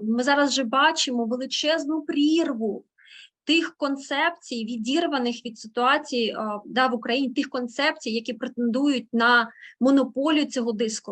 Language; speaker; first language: Ukrainian; native; Ukrainian